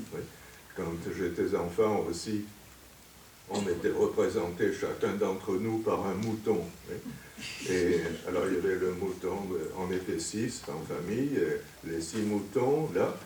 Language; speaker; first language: French; native; French